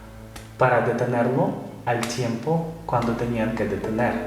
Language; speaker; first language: Spanish; non-native, fluent; Ukrainian